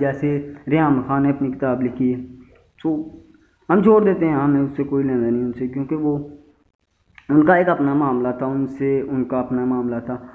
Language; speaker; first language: Urdu; non-native, local second language; Punjabi